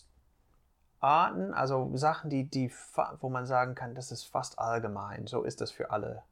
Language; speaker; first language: German; non-native, fluent; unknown